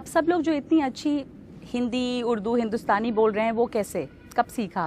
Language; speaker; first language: Hindi; native; Hindi